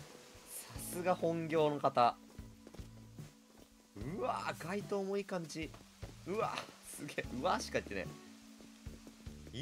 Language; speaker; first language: Japanese; native; Japanese